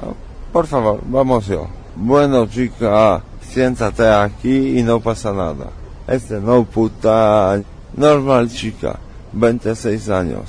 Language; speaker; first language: Spanish; non-native, learner; Polish